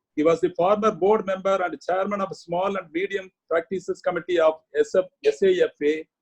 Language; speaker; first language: English; non-native, local second language; Tamil